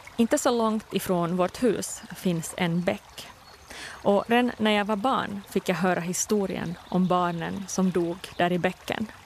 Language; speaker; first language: Swedish; native; Swedish